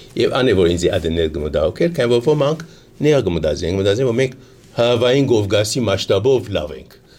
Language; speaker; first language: Armenian; early bilingual, heritage; Armenian